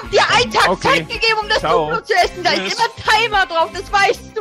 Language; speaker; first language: German; native; German